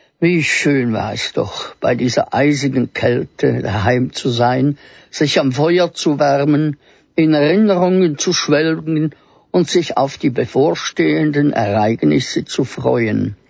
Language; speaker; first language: German; native; German